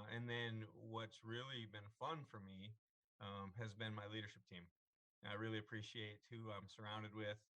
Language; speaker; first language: English; native; English